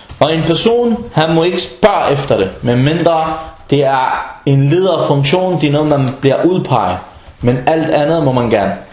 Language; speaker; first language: Danish; non-native, fluent; Arabic